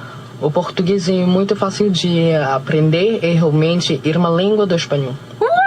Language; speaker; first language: Portuguese; non-native, learner; Filipino